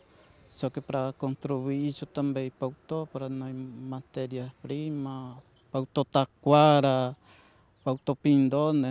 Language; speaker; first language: Portuguese; non-native, local second language; Guarani